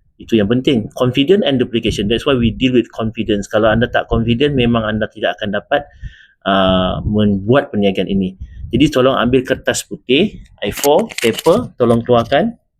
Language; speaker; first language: Malay; native; Malay